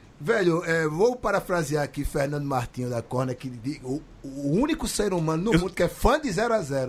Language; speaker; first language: Portuguese; native; Portuguese